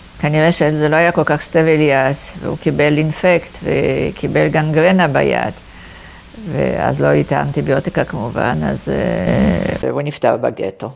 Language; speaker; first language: Hebrew; non-native, fluent; Polish